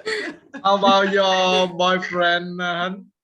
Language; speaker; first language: English; non-native, learner; Vietnamese